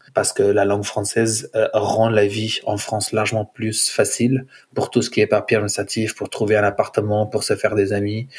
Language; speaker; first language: French; non-native, fluent; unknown